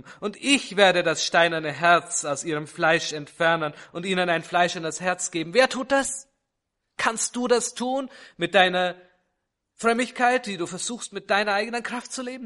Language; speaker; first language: German; native; German